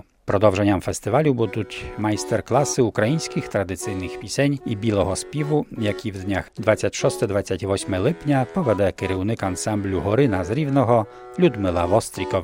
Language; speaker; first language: Ukrainian; native; Ukrainian